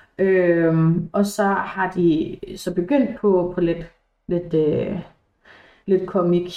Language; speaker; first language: Danish; early bilingual, other home language; English